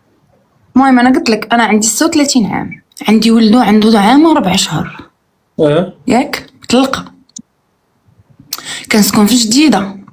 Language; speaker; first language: Arabic; native; Arabic